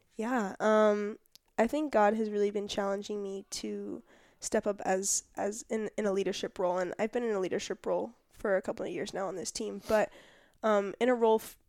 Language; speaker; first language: English; native; English